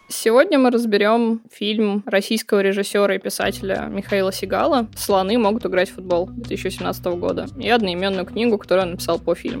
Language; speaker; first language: Russian; native; Russian